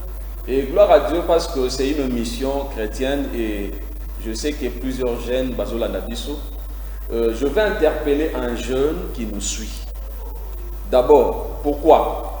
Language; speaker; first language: French; non-native, local second language; Lingala